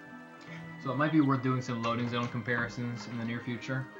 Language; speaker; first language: English; native; English